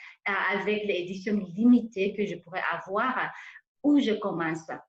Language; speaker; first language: French; non-native, fluent; English